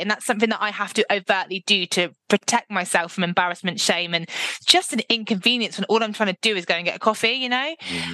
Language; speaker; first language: English; native; English